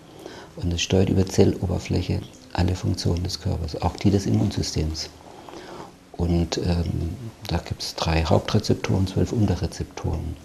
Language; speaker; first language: German; native; German